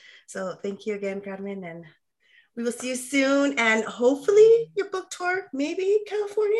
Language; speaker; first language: English; early bilingual, other home language; Spanish